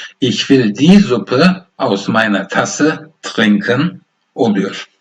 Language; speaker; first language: German; non-native, fluent; Turkish